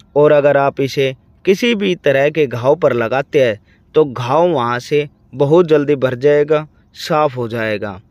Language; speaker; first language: Hindi; native; Hindi